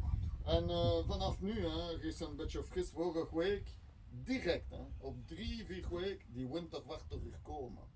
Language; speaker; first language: Dutch; non-native, learner; French